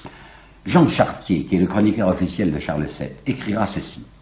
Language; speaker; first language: French; native; French